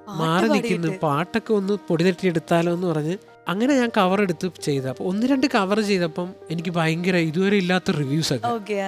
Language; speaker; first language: Malayalam; native; Malayalam